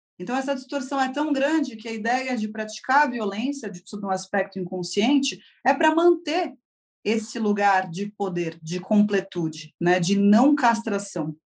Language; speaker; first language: Portuguese; native; Portuguese